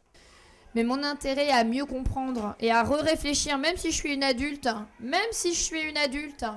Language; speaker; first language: French; native; French